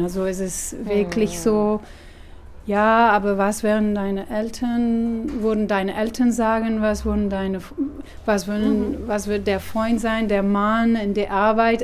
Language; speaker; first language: German; non-native, fluent; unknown